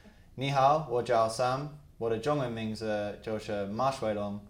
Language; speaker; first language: Chinese; non-native, fluent; English